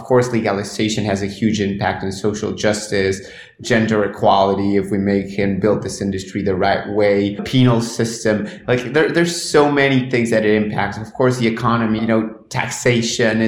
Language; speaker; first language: English; non-native, fluent; Spanish